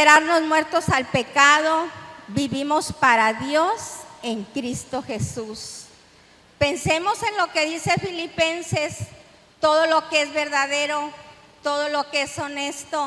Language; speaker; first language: Spanish; native; Spanish